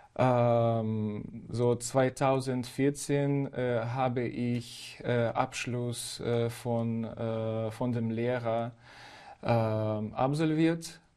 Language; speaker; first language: German; non-native, fluent; Ukrainian